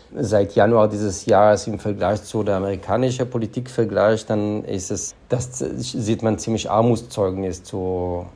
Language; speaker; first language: German; non-native, fluent; Hebrew